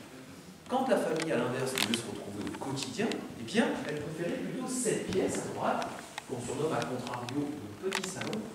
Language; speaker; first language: French; native; French